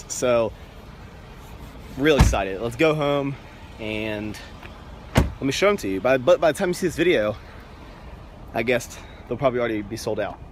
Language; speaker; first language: English; native; English